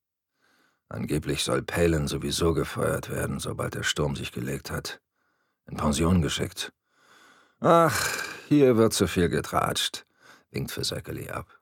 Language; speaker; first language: German; native; German